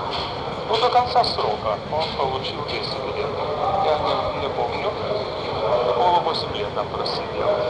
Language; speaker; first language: Russian; non-native, fluent; Lithuanian